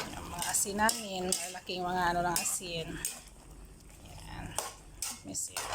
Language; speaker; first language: Filipino; non-native, local second language; Cebuano